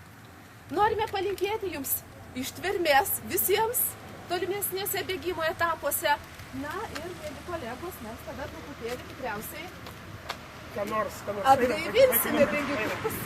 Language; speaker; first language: Lithuanian; non-native, local second language; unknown